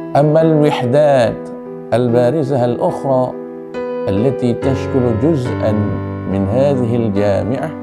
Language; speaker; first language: Arabic; non-native, fluent; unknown